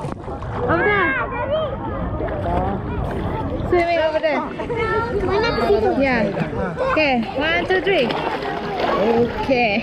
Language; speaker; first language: English; non-native, learner; Indonesian